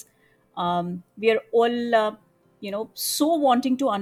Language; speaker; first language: English; non-native, local second language; Bangla